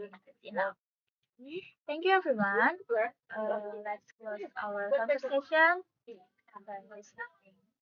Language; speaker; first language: English; non-native, learner; Indonesian